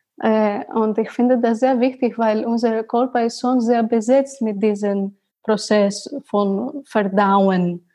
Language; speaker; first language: German; non-native, learner; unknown